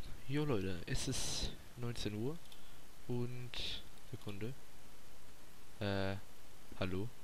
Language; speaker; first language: German; native; German